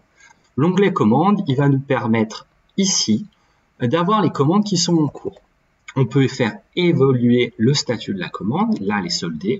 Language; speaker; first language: French; native; French